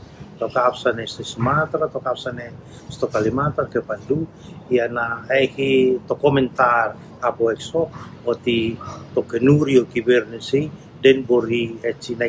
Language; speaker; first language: Greek; non-native, learner; Indonesian